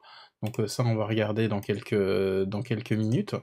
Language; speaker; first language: French; native; French